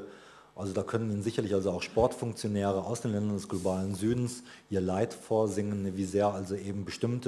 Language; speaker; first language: German; native; German